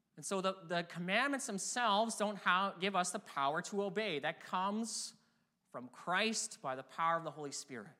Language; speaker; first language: English; native; English